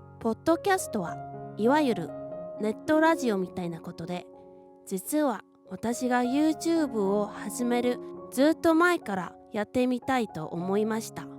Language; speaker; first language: Japanese; non-native, fluent; Korean